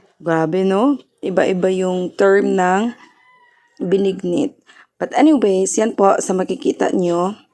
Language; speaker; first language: Filipino; non-native, local second language; Cebuano